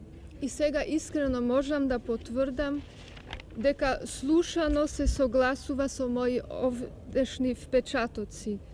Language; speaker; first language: Macedonian; non-native, learner; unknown